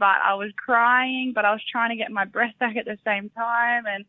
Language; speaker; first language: English; native; English